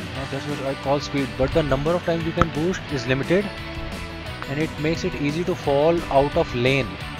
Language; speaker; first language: English; non-native, local second language; Hindi